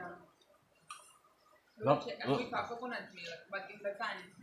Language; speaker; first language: English; non-native, learner; Spanish